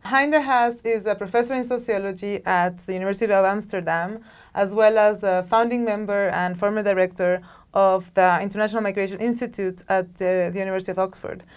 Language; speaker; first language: English; non-native, fluent; Spanish